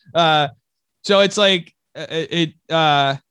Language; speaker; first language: English; early bilingual, other home language; Portuguese